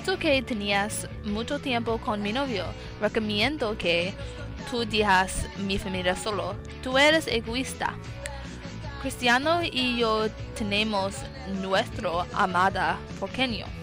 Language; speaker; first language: Spanish; non-native, learner; English